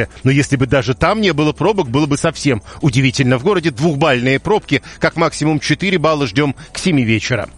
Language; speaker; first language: Russian; native; Russian